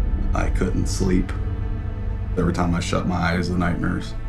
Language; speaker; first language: English; native; English